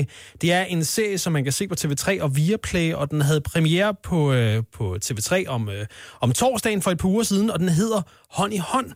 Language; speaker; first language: Danish; native; Danish